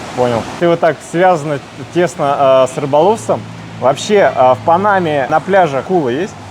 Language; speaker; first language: Russian; native; Russian